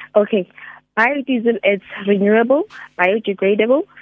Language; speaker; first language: English; non-native, local second language; Northern Sotho